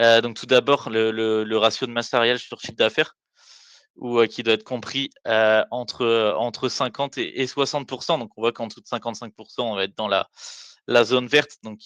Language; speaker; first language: French; native; French